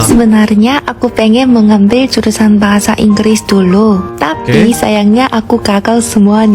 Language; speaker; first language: Indonesian; non-native, fluent; Korean